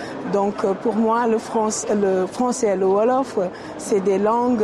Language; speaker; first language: French; non-native, local second language; Wolof